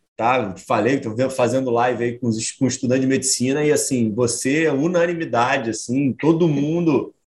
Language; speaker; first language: Portuguese; native; Portuguese